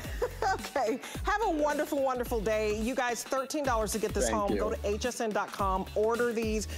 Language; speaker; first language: English; native; English